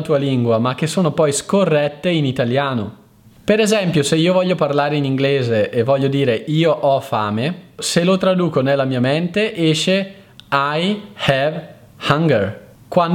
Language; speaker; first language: Italian; native; Italian